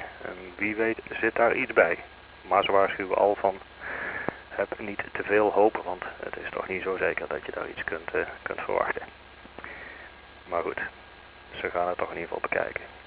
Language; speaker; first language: Dutch; native; Dutch